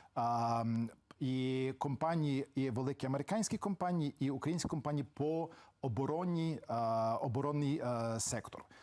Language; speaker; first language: Ukrainian; early bilingual, heritage; Ukrainian